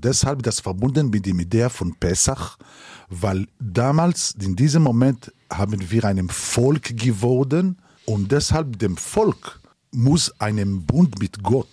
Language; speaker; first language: German; non-native, learner; Hebrew